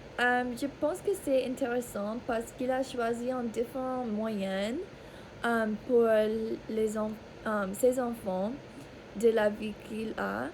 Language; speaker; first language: French; non-native, learner; English